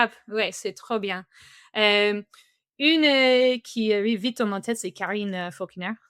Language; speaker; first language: French; non-native, fluent; English